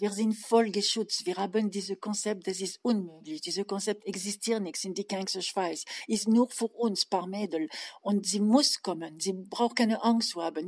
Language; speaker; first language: German; non-native, learner; French